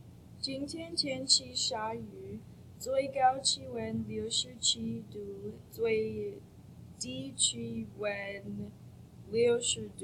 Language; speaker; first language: Chinese; non-native, learner; English